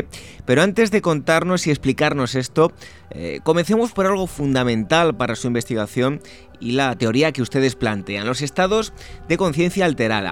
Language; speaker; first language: Spanish; native; Spanish